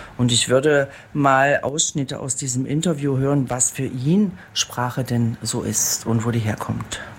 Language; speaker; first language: German; native; German